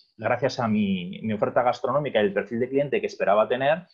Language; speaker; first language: Spanish; native; Spanish